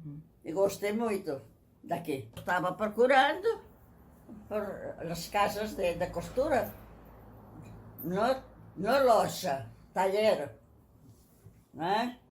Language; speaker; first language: Portuguese; non-native, learner; Catalan